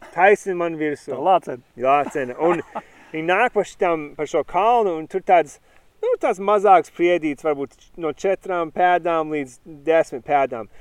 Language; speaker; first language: Latvian; early bilingual, heritage; Latvian